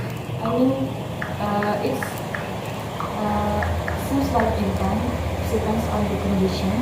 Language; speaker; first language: English; non-native, learner; Indonesian